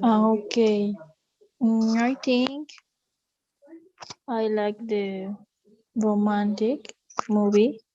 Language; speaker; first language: English; non-native, learner; Spanish